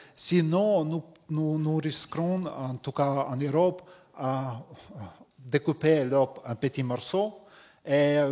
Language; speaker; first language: French; non-native, fluent; Latvian